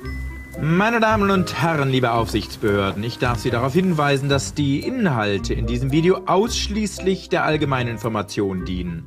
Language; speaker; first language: German; native; German